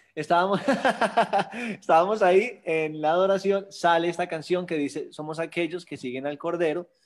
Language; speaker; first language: Spanish; native; Spanish